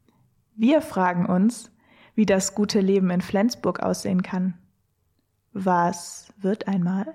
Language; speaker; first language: German; native; German